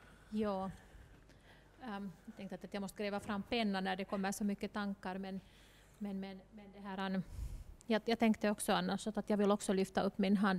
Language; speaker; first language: Swedish; non-native, local second language; Finnish